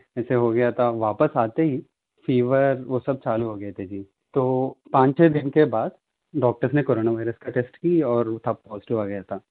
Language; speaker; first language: Hindi; non-native, local second language; Telugu